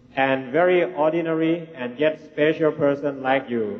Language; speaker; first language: English; non-native, fluent; Thai